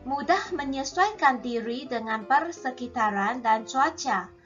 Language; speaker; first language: Malay; non-native, local second language; Chinese